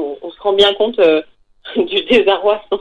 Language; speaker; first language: French; native; French